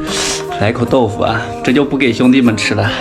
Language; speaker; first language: Chinese; native; Chinese